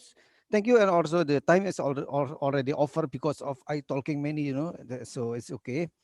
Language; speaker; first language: English; non-native, learner; Indonesian